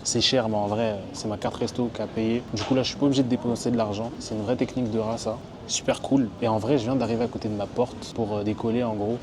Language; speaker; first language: French; native; French